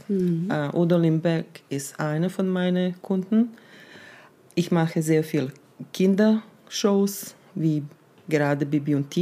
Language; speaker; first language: German; non-native, fluent; Serbian